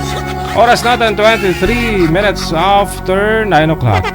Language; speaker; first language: Filipino; native; Filipino